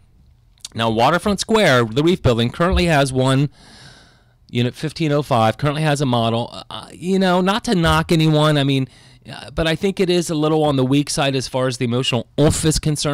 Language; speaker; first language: English; native; English